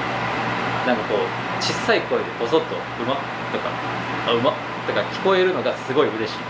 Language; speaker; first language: Japanese; native; Japanese